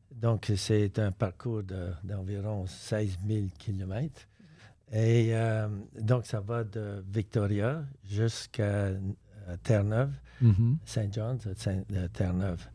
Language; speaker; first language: French; native; French